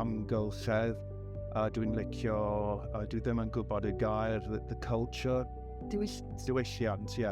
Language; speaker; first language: Welsh; non-native, learner; English